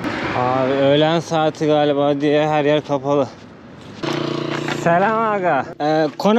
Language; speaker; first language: Turkish; native; Turkish